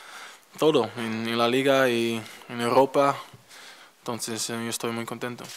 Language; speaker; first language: Spanish; non-native, fluent; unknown